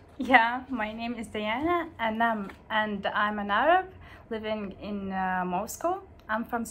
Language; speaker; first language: English; non-native, fluent; Arabic